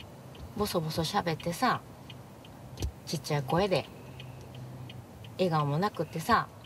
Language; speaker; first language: Japanese; native; Japanese